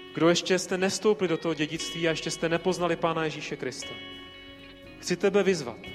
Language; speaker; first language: Czech; native; Czech